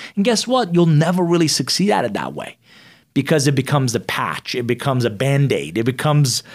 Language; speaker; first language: English; non-native, fluent; Persian